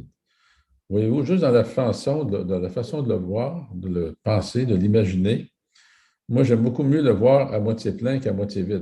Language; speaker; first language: French; native; French